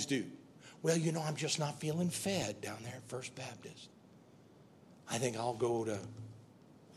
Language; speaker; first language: English; native; English